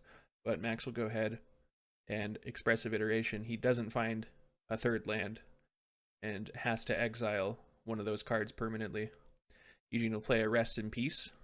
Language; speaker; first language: English; native; English